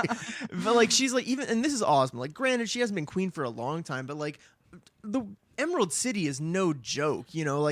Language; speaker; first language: English; native; English